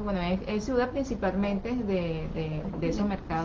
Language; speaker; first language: Spanish; non-native, fluent; Chinese